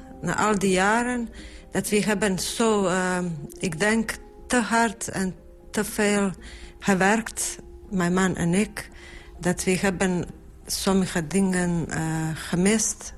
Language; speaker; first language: Dutch; non-native, fluent; Bosnian